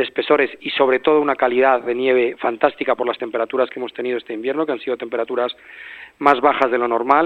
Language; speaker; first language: Spanish; native; Spanish